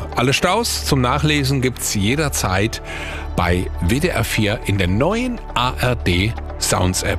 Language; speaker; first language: German; native; German